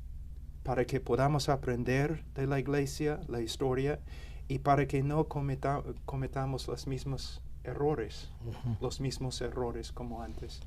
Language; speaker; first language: Spanish; non-native, fluent; English